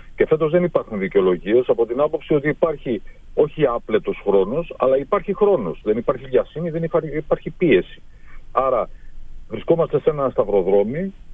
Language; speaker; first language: Greek; native; Greek